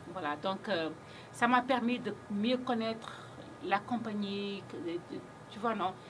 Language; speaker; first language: French; non-native, local second language; Wolof